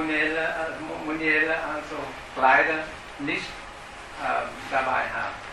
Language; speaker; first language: German; non-native, fluent; Vietnamese